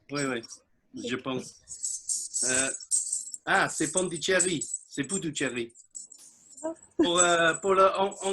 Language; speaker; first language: French; non-native, learner; English